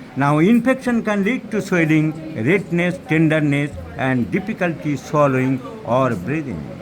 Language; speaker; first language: English; non-native, local second language; Bangla